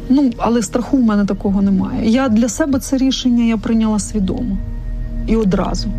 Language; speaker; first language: Polish; non-native, learner; Ukrainian